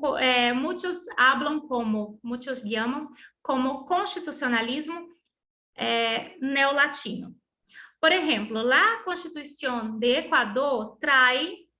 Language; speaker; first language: Spanish; non-native, learner; Portuguese